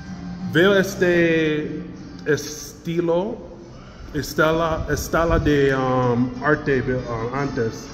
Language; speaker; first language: Spanish; non-native, learner; English